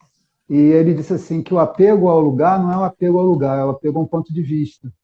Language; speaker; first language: Portuguese; native; Portuguese